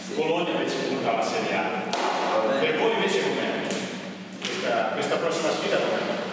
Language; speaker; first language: Italian; native; Italian